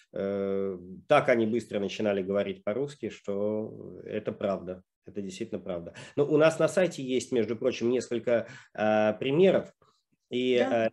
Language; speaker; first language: Russian; native; Russian